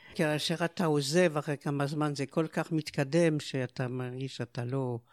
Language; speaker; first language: Hebrew; non-native, fluent; French